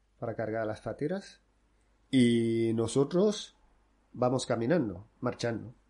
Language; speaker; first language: Spanish; non-native, fluent; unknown